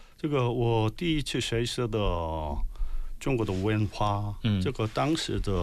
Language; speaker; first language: Chinese; non-native, learner; Korean